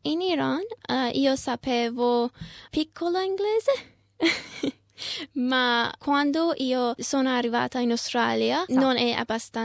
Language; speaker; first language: Italian; non-native, learner; Persian